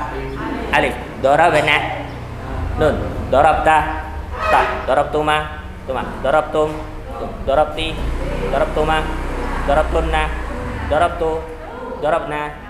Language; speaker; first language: Arabic; non-native, fluent; Indonesian